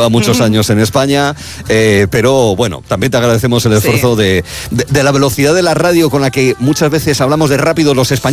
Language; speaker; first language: Spanish; native; Spanish